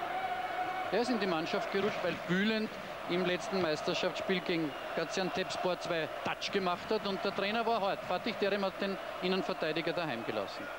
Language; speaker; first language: German; native; German